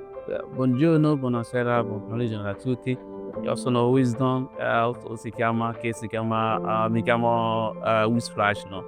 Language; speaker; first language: Italian; non-native, learner; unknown